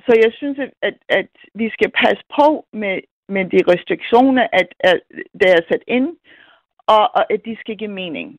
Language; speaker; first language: Danish; non-native, fluent; English